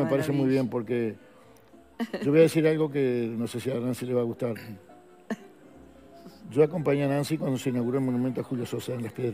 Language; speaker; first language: Spanish; native; Spanish